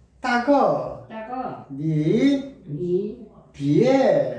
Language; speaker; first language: Korean; native; Korean